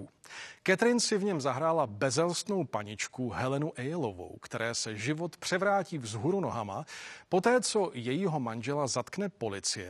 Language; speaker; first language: Czech; native; Czech